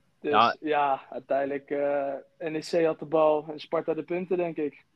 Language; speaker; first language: Dutch; native; Dutch